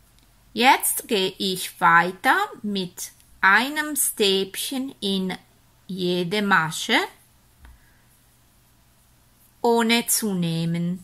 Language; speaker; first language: German; non-native, fluent; Italian